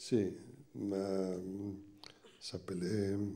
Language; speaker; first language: French; non-native, fluent; Italian